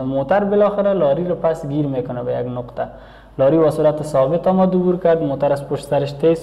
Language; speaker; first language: Persian; native; Persian